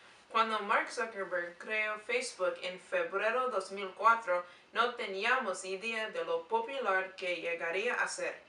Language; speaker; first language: Spanish; non-native, learner; English